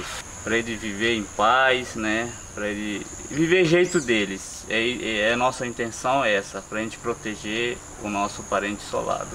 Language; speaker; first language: Portuguese; non-native, local second language; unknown